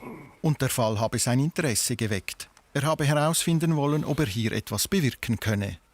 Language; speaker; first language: German; native; German